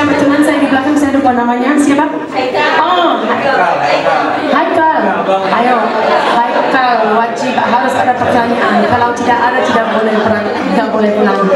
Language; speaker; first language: Indonesian; non-native, fluent; English